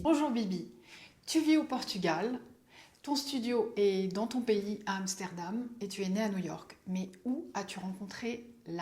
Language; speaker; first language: French; native; French